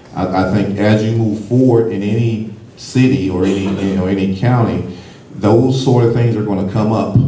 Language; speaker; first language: English; native; English